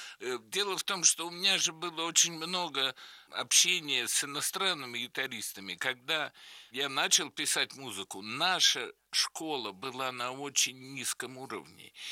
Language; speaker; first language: Russian; native; Russian